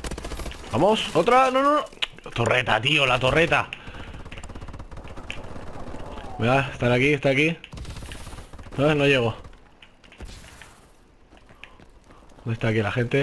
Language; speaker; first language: Spanish; native; Spanish